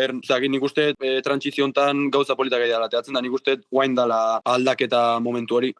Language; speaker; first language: Basque; native; Basque